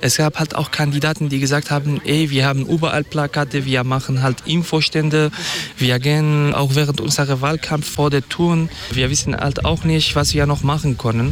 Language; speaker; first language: German; non-native, fluent; Kurdish